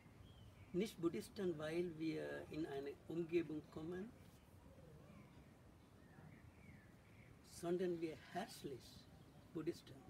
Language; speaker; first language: German; non-native, learner; Sinhala